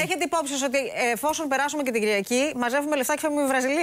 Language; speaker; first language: Greek; native; Greek